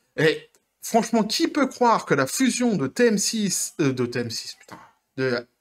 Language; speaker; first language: French; native; French